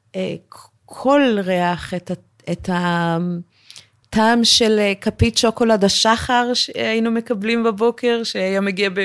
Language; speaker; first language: Hebrew; early bilingual, other home language; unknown